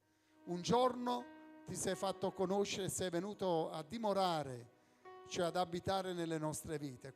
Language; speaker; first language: Italian; native; Italian